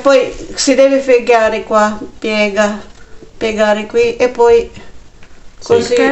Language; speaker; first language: Italian; non-native, learner; Filipino